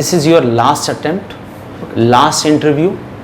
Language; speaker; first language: English; non-native, local second language; Hindi